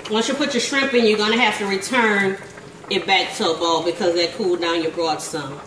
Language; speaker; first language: English; native; English